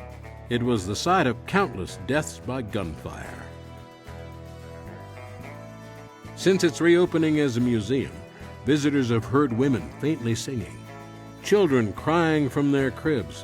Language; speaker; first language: English; native; English